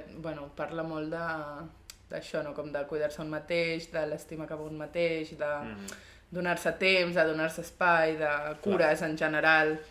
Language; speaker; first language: Catalan; native; Catalan